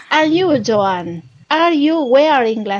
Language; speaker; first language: English; non-native, learner; Spanish